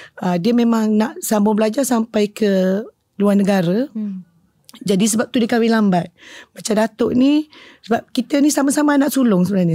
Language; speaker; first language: Malay; native; Malay